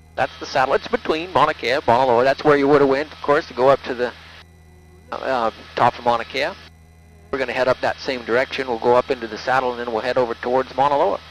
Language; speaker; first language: English; native; English